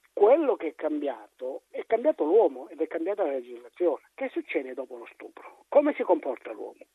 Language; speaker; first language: Italian; native; Italian